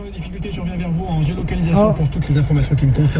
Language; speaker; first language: French; native; French